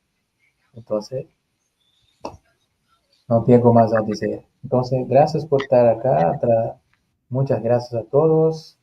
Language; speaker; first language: Spanish; non-native, learner; Portuguese